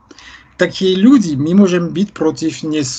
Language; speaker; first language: Russian; non-native, fluent; French